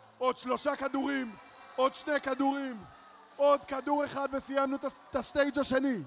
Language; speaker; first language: Hebrew; native; Hebrew